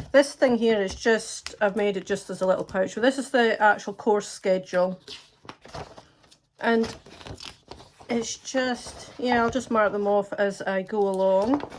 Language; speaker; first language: English; native; English